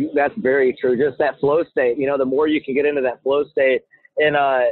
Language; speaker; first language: English; native; English